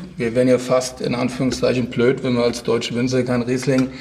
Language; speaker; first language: German; native; German